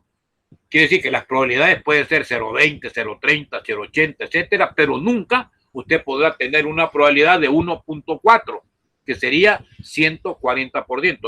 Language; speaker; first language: Spanish; native; Spanish